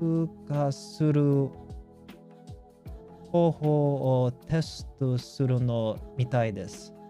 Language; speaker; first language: Japanese; non-native, learner; English